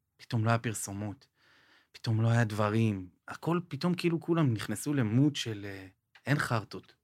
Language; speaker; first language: Hebrew; native; Hebrew